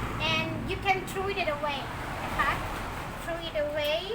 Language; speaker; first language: English; non-native, learner; Thai